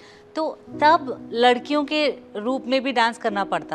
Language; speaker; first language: Hindi; non-native, local second language; Malayalam